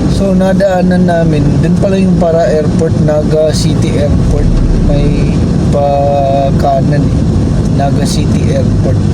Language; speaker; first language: Filipino; non-native, local second language; Cebuano